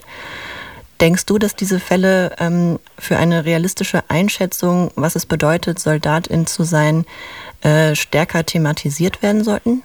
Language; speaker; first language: German; native; German